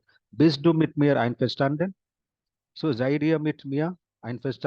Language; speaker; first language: German; non-native, fluent; Hindi